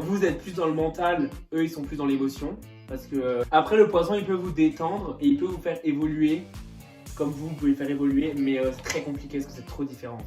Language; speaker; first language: French; native; French